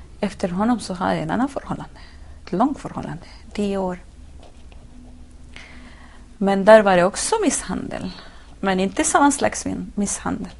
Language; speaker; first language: Swedish; non-native, fluent; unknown